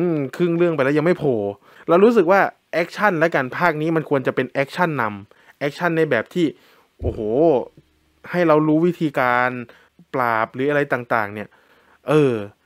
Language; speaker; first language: Thai; native; Thai